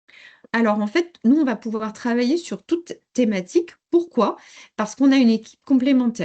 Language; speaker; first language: French; native; French